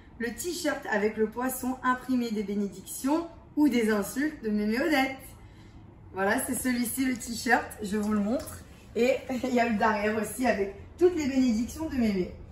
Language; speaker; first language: French; early bilingual, heritage; English